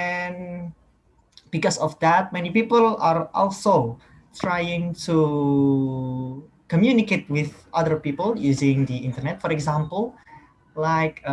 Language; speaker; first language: English; non-native, learner; Indonesian